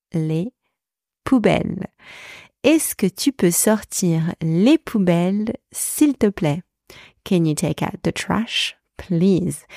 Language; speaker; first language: French; native; French